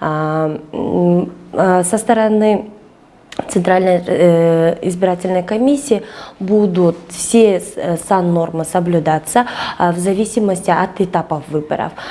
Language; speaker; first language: Russian; non-native, local second language; Kyrgyz